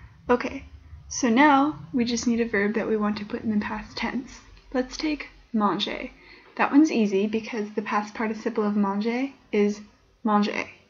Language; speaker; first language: English; native; English